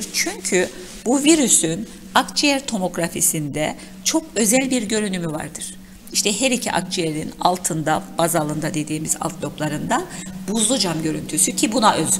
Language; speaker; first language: Turkish; native; Turkish